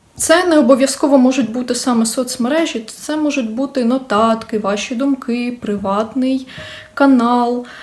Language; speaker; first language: Ukrainian; non-native, local second language; Russian